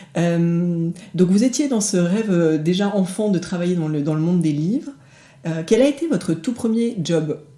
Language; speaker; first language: French; native; French